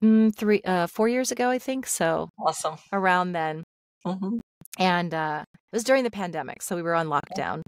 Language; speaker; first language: English; native; English